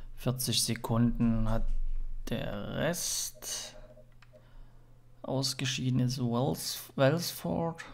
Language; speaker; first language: German; native; German